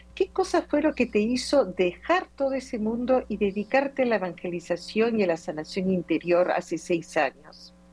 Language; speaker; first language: Spanish; native; Spanish